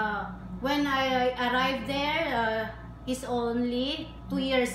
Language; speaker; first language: English; non-native, learner; Hiligaynon